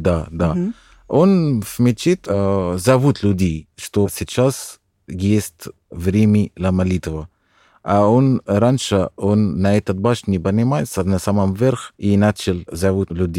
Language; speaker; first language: Russian; non-native, fluent; Arabic